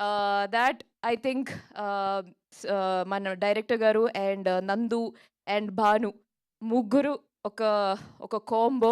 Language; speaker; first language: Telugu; non-native, local second language; Malayalam